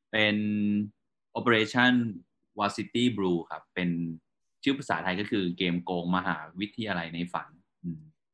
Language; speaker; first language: Thai; native; Thai